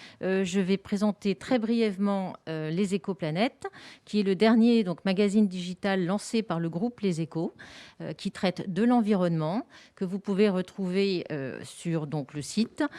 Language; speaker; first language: French; native; French